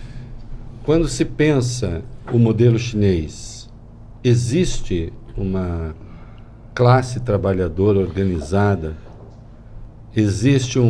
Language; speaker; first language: Portuguese; native; Portuguese